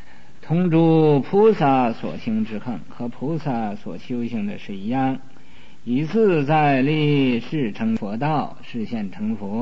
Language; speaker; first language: Chinese; native; Chinese